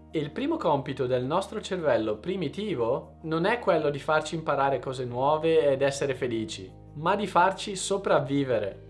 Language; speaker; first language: Italian; native; Italian